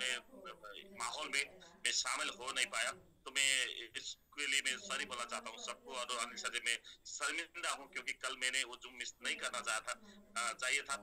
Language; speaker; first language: Hindi; native; Hindi